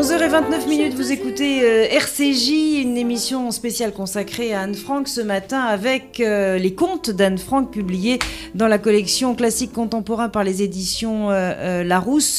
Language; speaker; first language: French; native; French